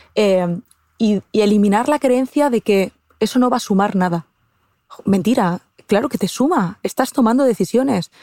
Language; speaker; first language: Spanish; native; Spanish